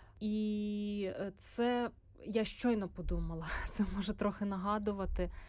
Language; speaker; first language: Ukrainian; native; Ukrainian